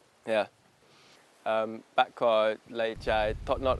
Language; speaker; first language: Vietnamese; non-native, learner; English